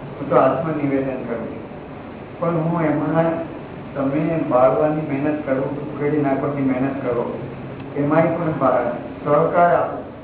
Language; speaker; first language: Gujarati; early bilingual, heritage; Gujarati